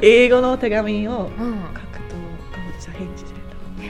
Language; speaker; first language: Japanese; non-native, learner; English